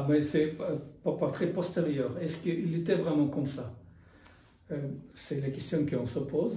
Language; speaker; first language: French; non-native, fluent; Russian